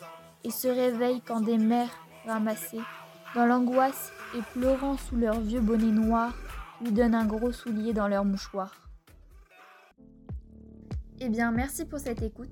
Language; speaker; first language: French; native; French